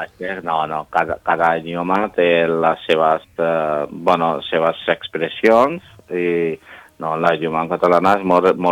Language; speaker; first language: Catalan; non-native, learner; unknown